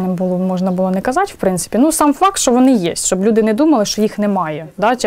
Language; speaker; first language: Ukrainian; native; Ukrainian